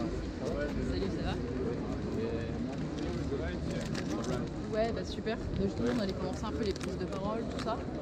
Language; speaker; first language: French; native; French